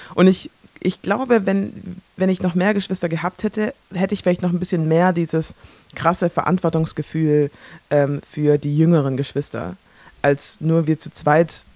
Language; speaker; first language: German; early bilingual, other home language; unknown